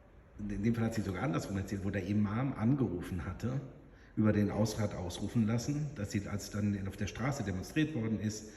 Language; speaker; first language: German; native; German